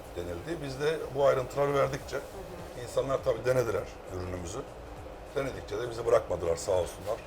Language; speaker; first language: Turkish; native; Turkish